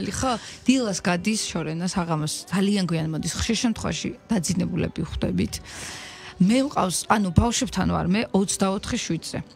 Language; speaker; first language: Georgian; native; Georgian